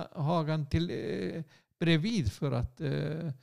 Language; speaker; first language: Swedish; non-native, fluent; Icelandic